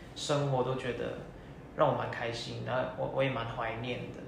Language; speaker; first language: Chinese; non-native, local second language; Cantonese